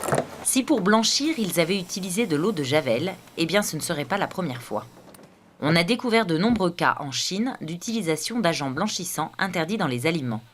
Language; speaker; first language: French; native; French